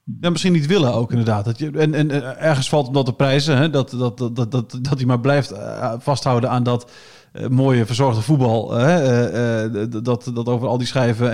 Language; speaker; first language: Dutch; native; Dutch